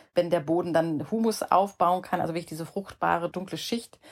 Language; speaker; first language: German; native; German